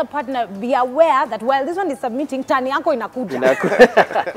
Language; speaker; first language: English; non-native, local second language; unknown